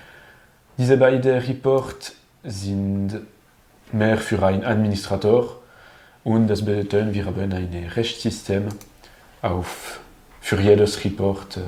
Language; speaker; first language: German; non-native, learner; French